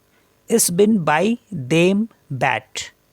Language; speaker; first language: German; non-native, learner; Hindi